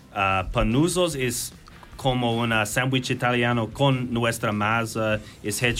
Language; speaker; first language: Spanish; non-native, learner; English